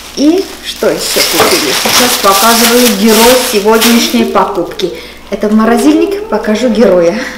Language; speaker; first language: Russian; non-native, local second language; Armenian